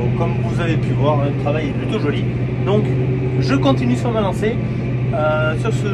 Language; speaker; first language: French; native; French